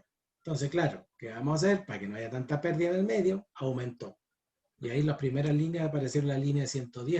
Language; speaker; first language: Spanish; native; Spanish